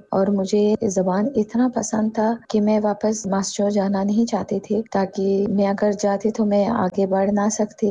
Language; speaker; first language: Urdu; non-native, fluent; Tajik